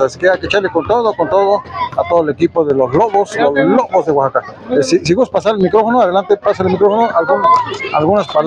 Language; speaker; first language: Spanish; native; Spanish